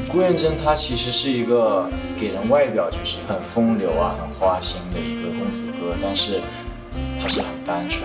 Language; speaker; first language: Chinese; native; Chinese